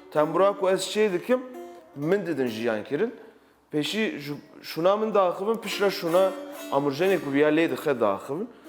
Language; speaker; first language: Kurdish; non-native, local second language; Turkish